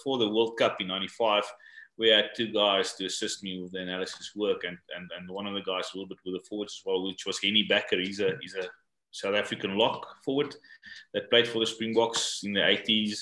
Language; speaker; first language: English; non-native, local second language; Afrikaans